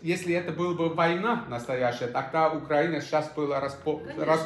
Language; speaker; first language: Russian; non-native, fluent; German